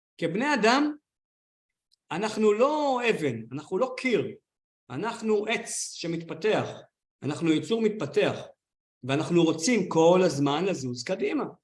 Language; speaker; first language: Hebrew; native; Hebrew